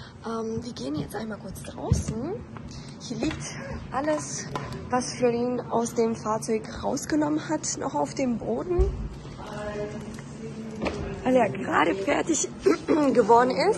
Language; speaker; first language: German; native; German